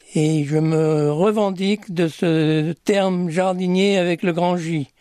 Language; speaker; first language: French; native; French